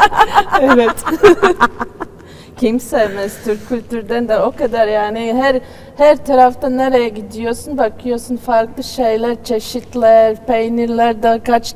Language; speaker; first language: Turkish; non-native, learner; Latvian